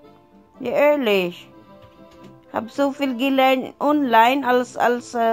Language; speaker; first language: German; non-native, learner; Filipino